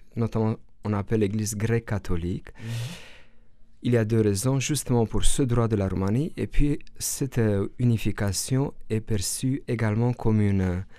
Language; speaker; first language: French; non-native, fluent; Romanian